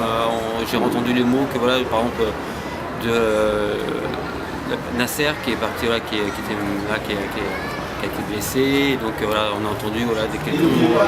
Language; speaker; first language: French; native; French